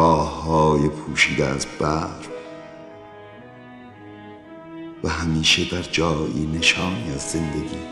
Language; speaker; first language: Persian; native; Persian